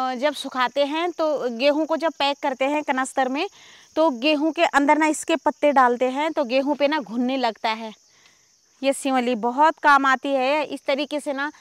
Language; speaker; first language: Hindi; non-native, local second language; Garhwali